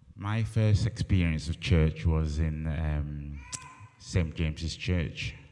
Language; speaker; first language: English; native; English